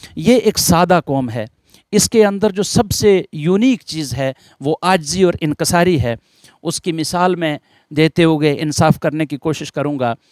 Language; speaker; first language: Hindi; non-native, local second language; Gujari